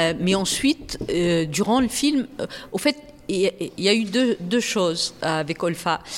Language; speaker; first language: French; non-native, local second language; Arabic